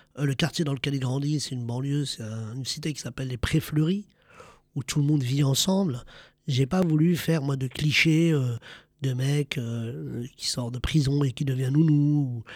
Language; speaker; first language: French; early bilingual, other home language; Arabic